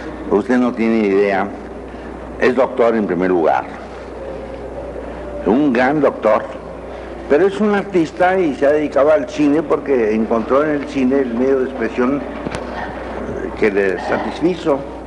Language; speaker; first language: Spanish; native; Spanish